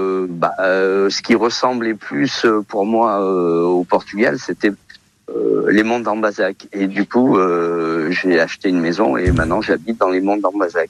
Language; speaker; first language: French; early bilingual, other home language; Portuguese